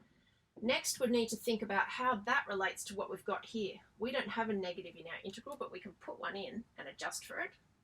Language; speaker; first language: English; native; English